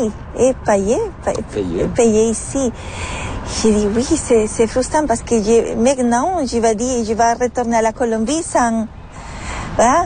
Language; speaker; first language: French; non-native, learner; Spanish